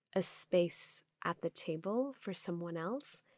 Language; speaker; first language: English; non-native, local second language; Urdu